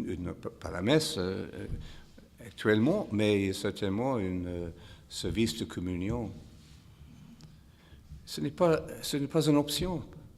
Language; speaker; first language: French; non-native, fluent; English